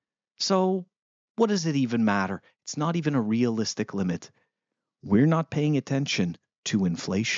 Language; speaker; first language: English; native; English